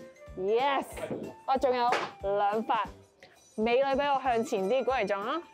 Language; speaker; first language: Cantonese; native; Cantonese